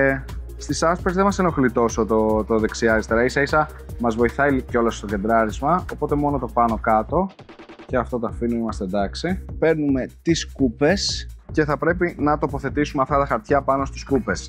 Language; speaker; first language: Greek; native; Greek